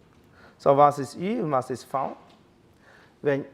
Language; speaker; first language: German; non-native, learner; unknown